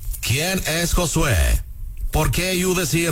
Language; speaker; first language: Spanish; non-native, learner; English